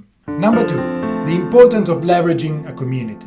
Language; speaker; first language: English; non-native, fluent; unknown